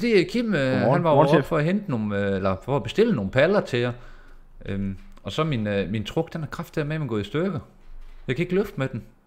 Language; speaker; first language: Danish; native; Danish